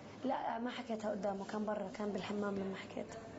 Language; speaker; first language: Arabic; native; Arabic